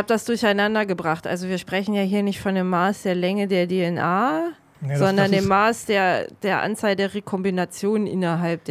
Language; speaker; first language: German; native; German